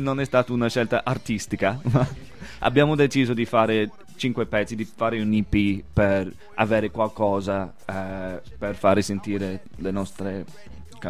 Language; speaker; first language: Italian; non-native, fluent; English